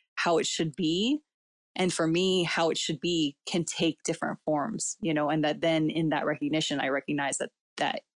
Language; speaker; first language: English; early bilingual, other home language; Cantonese